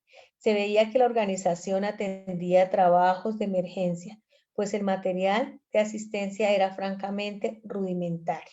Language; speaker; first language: Spanish; native; Spanish